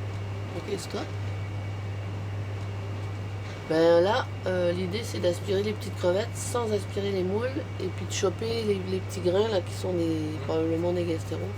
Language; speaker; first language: French; native; French